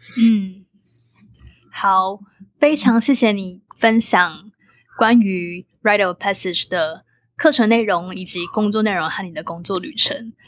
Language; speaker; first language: Chinese; native; Chinese